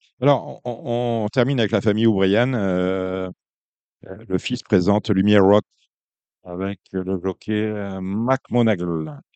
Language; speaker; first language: French; native; French